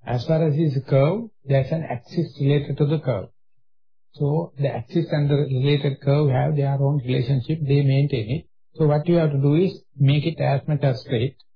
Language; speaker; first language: English; non-native, local second language; Sinhala